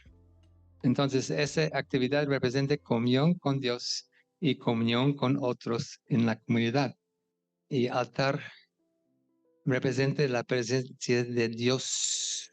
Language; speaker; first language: Spanish; non-native, fluent; English